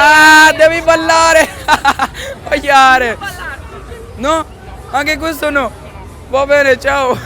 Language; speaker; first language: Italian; non-native, learner; Urdu